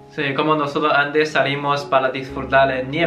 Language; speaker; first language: Spanish; non-native, learner; Chinese